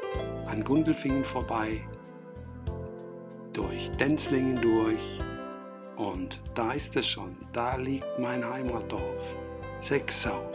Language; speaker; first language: German; native; German